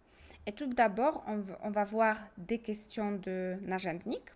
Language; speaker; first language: French; non-native, fluent; Polish